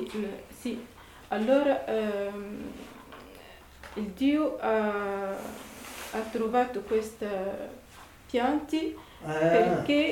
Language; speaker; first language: Italian; non-native, learner; Arabic